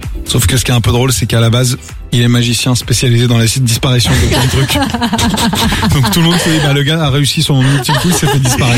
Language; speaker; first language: French; native; French